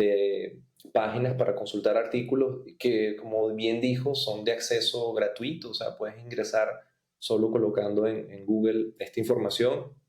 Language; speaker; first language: Spanish; native; Spanish